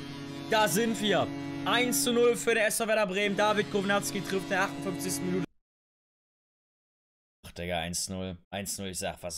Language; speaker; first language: German; native; German